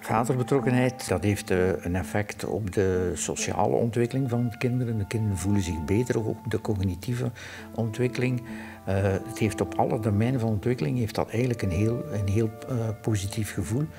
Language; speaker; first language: Dutch; native; Dutch